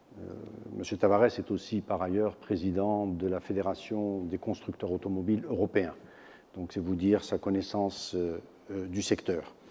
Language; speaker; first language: French; non-native, local second language; Arabic